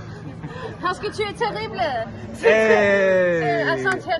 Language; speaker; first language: French; non-native, fluent; English